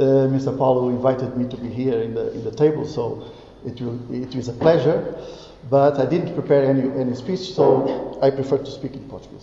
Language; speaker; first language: English; non-native, fluent; Portuguese